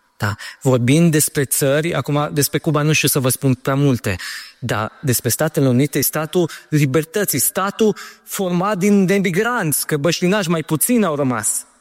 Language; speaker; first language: Romanian; native; Romanian